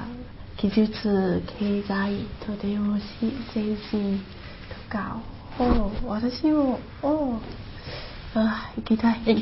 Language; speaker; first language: Japanese; non-native, learner; Chinese